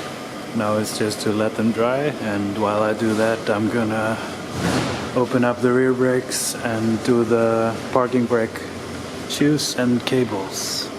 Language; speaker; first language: English; non-native, fluent; Icelandic